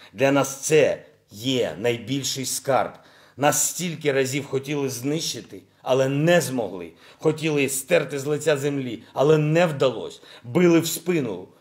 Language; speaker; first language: Ukrainian; non-native, local second language; Russian